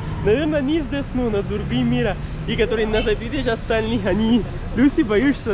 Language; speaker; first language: Russian; non-native, learner; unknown